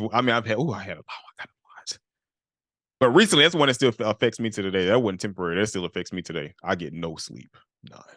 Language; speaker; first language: English; native; English